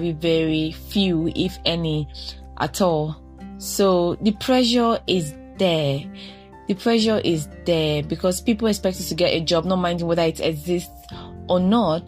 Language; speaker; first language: English; non-native, local second language; Igbo